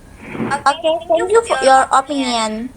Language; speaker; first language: English; non-native, learner; Indonesian